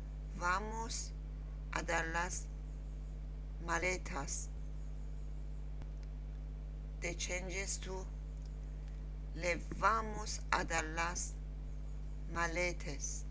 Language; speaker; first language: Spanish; non-native, learner; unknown